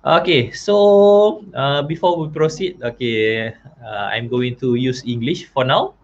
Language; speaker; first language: English; non-native, local second language; Malay